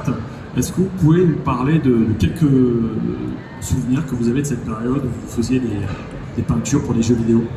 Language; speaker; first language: French; native; French